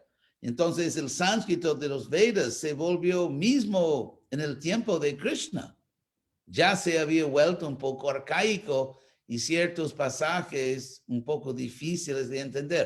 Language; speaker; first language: Spanish; non-native, fluent; English